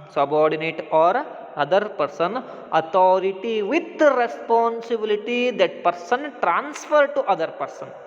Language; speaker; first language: English; non-native, local second language; Kannada